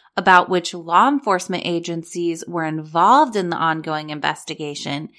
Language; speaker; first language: English; native; English